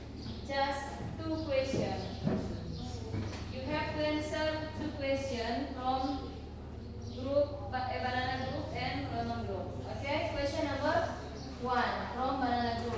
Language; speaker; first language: English; non-native, learner; Indonesian